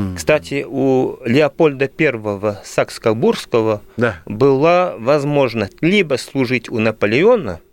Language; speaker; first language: Russian; early bilingual, heritage; Russian